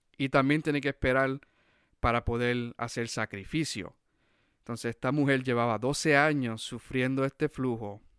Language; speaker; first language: Spanish; early bilingual, heritage; Spanish